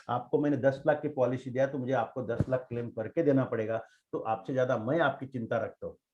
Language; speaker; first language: Hindi; non-native, local second language; Marathi